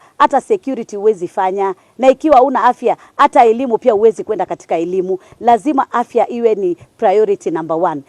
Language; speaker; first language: Swahili; native; Swahili